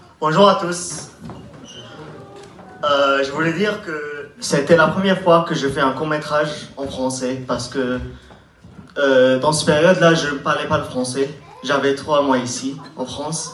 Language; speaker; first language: French; non-native, learner; Arabic